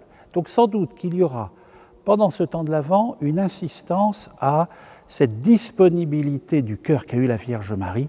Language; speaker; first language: French; native; French